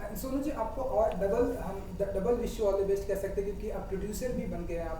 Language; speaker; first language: Hindi; native; Hindi